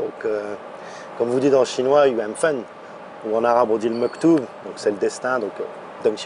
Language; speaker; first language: French; early bilingual, other home language; Arabic